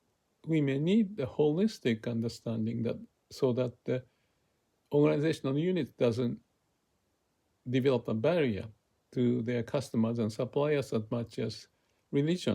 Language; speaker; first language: English; non-native, fluent; Japanese